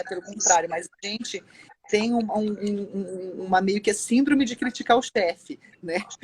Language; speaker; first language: Portuguese; native; Portuguese